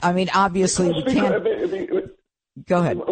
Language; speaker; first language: English; native; English